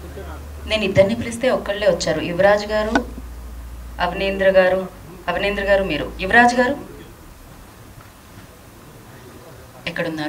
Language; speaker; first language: Telugu; native; Telugu